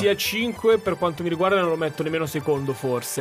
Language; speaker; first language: Italian; native; Italian